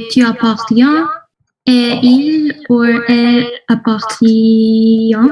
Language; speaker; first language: French; non-native, learner; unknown